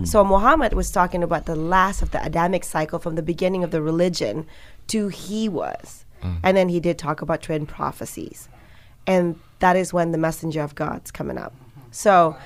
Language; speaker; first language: English; non-native, local second language; Malay